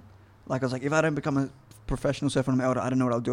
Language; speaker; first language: English; native; English